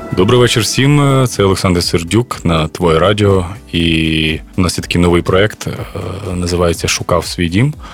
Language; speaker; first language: Ukrainian; non-native, local second language; Russian